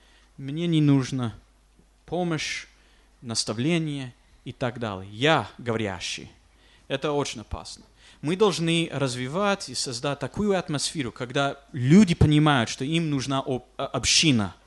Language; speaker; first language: Russian; non-native, fluent; English